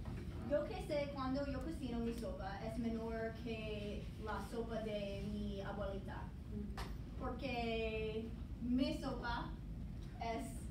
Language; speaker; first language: Spanish; non-native, learner; English